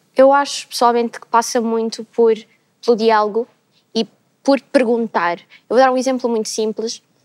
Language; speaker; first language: Portuguese; native; Portuguese